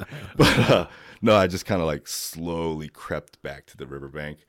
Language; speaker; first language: English; native; English